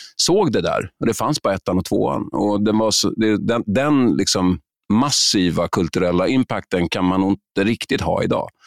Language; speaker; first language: Swedish; native; Swedish